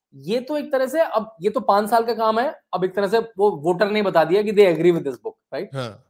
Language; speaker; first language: Hindi; native; Hindi